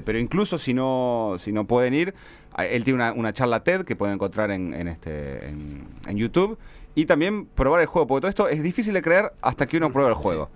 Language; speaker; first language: Spanish; native; Spanish